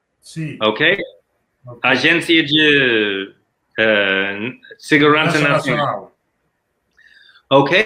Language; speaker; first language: Spanish; non-native, learner; English